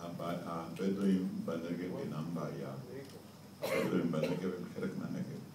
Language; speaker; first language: Hebrew; early bilingual, other home language; Yiddish